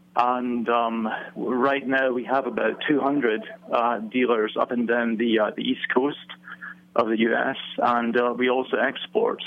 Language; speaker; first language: English; native; English